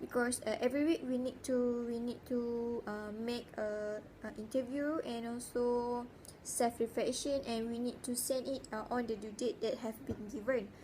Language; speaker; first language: English; non-native, learner; Malay